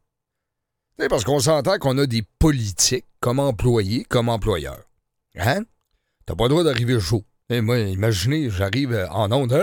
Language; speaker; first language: French; native; French